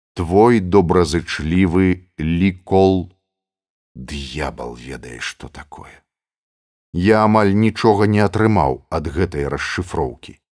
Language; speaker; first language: Belarusian; native; Belarusian